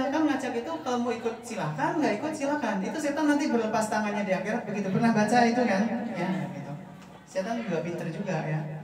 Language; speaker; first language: Indonesian; non-native, fluent; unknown